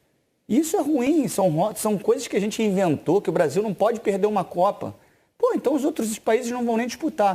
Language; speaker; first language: Portuguese; native; Portuguese